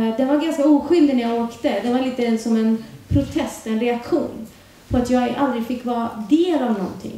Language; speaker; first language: Swedish; early bilingual, other home language; Urdu